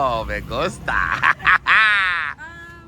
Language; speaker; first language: Spanish; non-native, learner; English